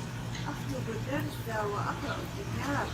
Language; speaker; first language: Arabic; non-native, fluent; Malay